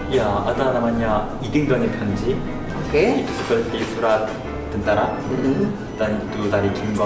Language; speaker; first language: Indonesian; non-native, fluent; Korean